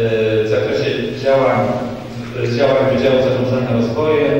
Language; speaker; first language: Polish; native; Polish